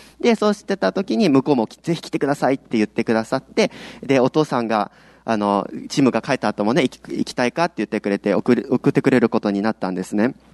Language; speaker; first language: Japanese; early bilingual, heritage; Japanese